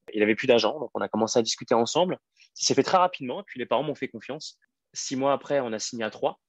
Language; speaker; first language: French; native; French